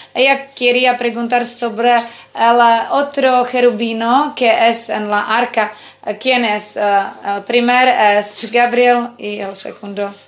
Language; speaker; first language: Spanish; non-native, learner; Czech